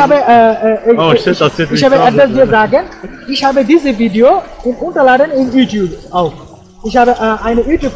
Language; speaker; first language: German; non-native, learner; Bangla